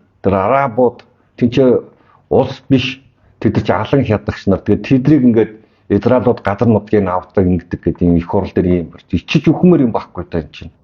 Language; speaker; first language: Mongolian; native; Mongolian